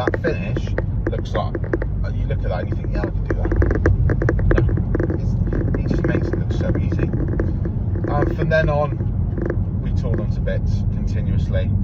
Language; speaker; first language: English; native; English